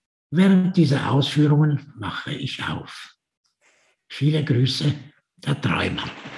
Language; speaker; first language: German; native; German